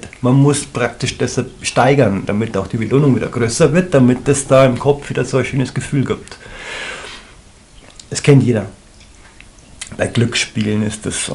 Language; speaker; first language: German; native; German